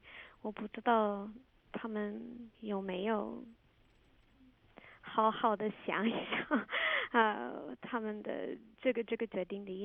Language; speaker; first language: Chinese; non-native, fluent; English